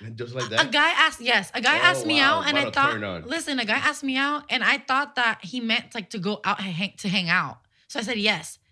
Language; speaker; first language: English; early bilingual, other home language; Spanish